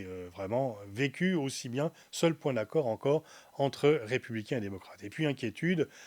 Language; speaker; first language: French; native; French